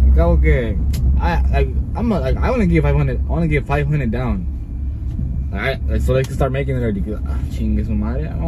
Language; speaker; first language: English; early bilingual, other home language; Spanish